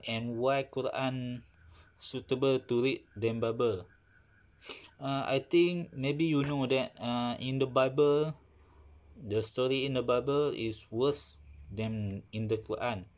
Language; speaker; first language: English; non-native, learner; Malay